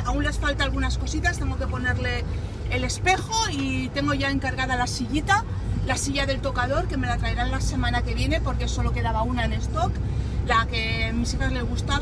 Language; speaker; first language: Spanish; native; Spanish